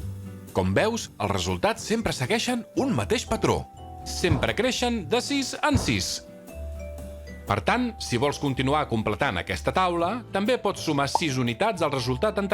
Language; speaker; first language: Catalan; native; Catalan